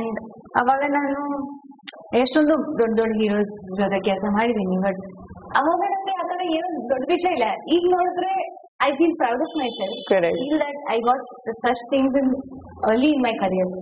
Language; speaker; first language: Kannada; non-native, learner; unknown